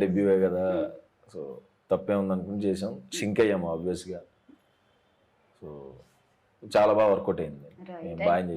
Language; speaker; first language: Telugu; native; Telugu